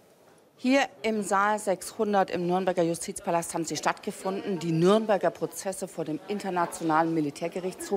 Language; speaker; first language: German; native; German